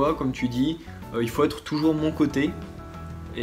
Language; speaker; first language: French; native; French